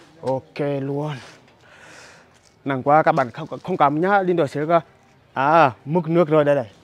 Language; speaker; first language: Vietnamese; non-native, learner; Portuguese